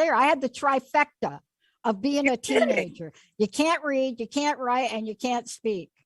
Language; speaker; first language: English; native; English